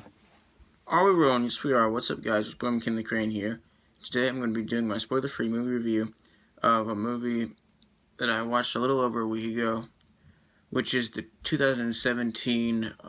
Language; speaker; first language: English; native; English